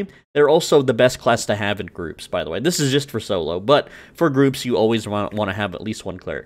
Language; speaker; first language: English; native; English